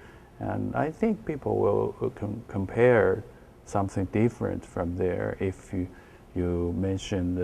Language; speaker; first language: English; non-native, learner; Chinese